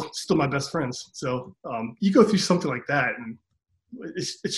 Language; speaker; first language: English; native; English